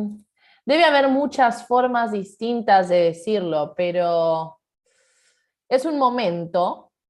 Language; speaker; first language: Spanish; non-native, fluent; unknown